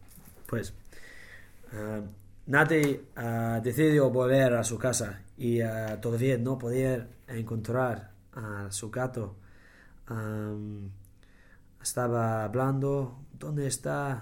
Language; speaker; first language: Spanish; non-native, learner; English